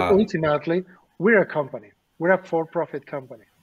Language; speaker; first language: English; non-native, fluent; Spanish